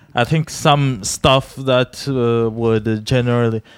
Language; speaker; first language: English; non-native, fluent; Czech